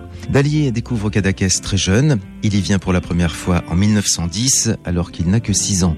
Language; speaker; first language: French; native; French